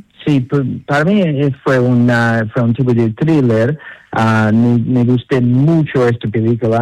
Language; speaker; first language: Spanish; non-native, learner; English